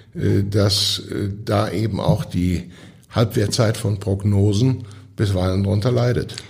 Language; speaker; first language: German; native; German